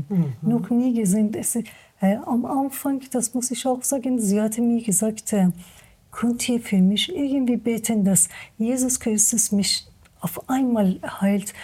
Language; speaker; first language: German; non-native, learner; Persian